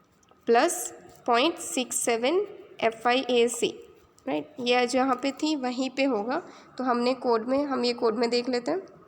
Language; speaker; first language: Hindi; native; Hindi